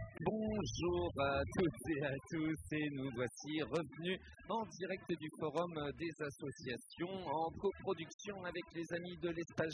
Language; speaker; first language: French; native; French